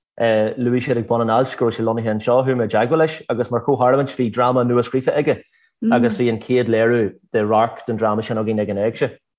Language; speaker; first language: Irish; native; Irish